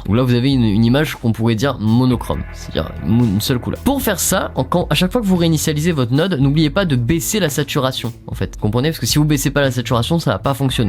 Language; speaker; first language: French; native; French